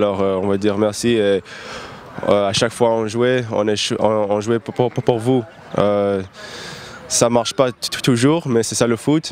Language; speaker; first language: French; non-native, learner; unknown